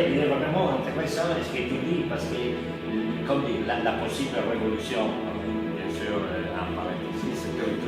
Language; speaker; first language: French; non-native, learner; Italian